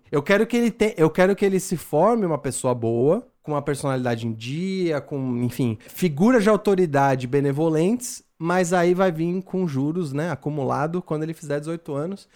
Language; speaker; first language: Portuguese; native; Portuguese